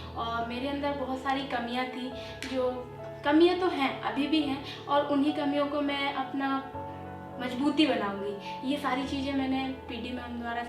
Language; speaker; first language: Hindi; native; Hindi